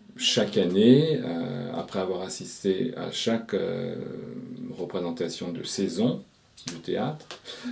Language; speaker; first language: French; native; French